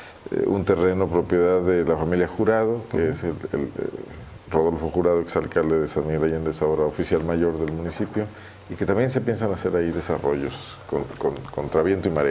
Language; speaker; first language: Spanish; native; Spanish